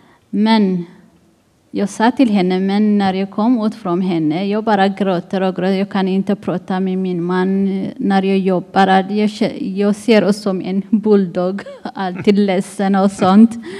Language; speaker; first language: Swedish; non-native, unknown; Tigrinya